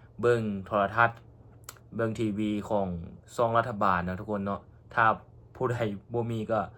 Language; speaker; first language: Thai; non-native, local second language; Northeastern Thai